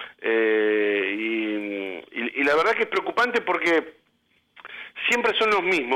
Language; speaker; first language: Spanish; native; Spanish